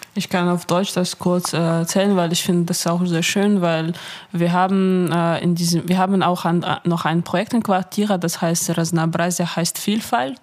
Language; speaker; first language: German; non-native, fluent; Russian